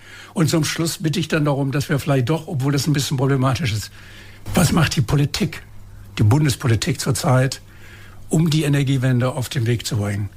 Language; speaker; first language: German; native; German